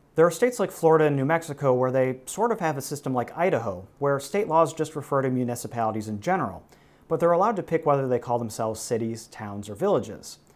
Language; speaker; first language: English; native; English